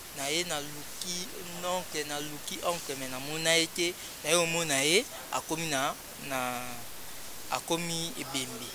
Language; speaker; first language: Lingala; native; Lingala